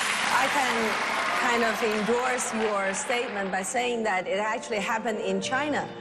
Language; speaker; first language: English; non-native, fluent; Chinese